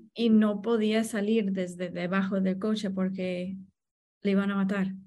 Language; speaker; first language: Spanish; non-native, fluent; English